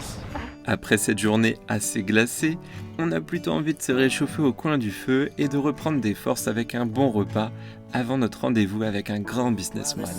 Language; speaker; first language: French; native; French